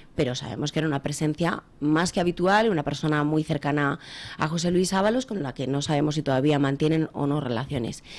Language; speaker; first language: Spanish; native; Spanish